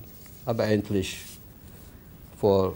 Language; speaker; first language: German; non-native, fluent; Hungarian